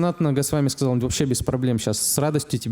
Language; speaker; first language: Russian; native; Russian